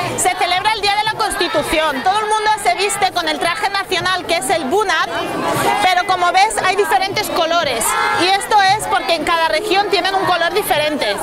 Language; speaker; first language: Spanish; native; Spanish